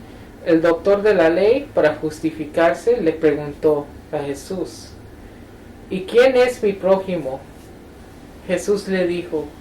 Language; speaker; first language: Spanish; native; Spanish